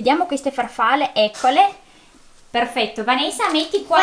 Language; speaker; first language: Italian; native; Italian